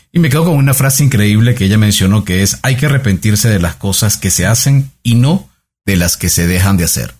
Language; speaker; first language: Spanish; native; Spanish